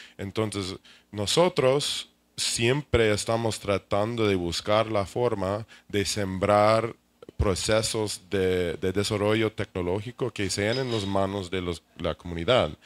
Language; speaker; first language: Spanish; non-native, fluent; English